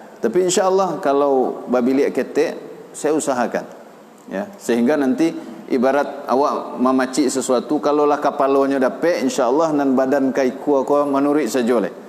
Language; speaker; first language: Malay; non-native, local second language; Minangkabau